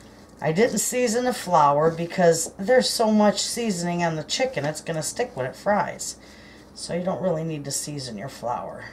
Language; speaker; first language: English; native; English